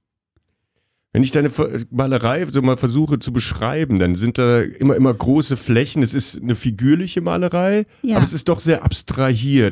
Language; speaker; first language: German; native; German